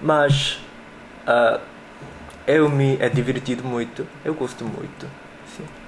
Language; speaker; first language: Portuguese; non-native, learner; Korean